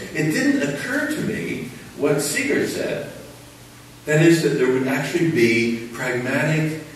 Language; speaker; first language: English; native; English